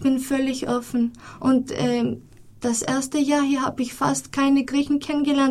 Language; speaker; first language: German; non-native, fluent; Greek